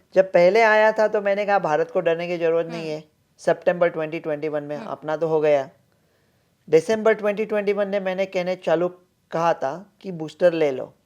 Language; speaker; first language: Hindi; non-native, local second language; Marathi